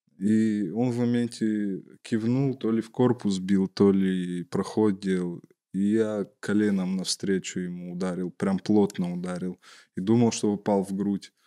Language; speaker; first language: Russian; native; Russian